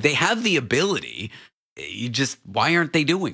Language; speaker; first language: English; native; English